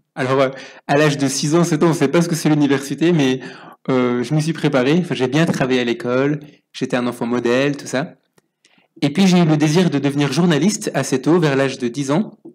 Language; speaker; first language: French; native; French